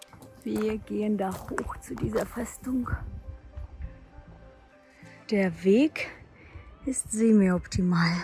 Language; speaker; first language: German; non-native, fluent; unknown